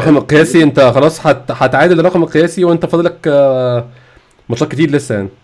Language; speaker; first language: Arabic; native; Arabic